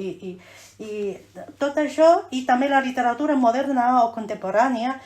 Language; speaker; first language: Catalan; non-native, fluent; Chinese